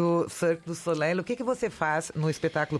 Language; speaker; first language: Portuguese; native; Portuguese